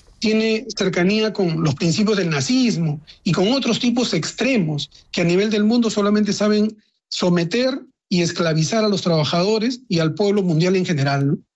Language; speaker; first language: Spanish; native; Spanish